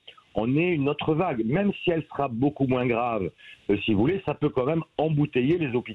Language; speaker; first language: French; native; French